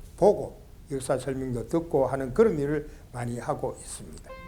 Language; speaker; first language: Korean; native; Korean